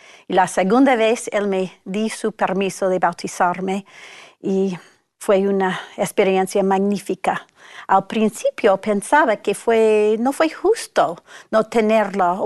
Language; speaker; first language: Spanish; non-native, fluent; English